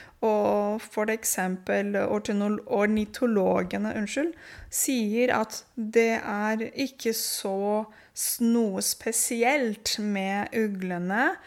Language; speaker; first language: Norwegian; non-native, fluent; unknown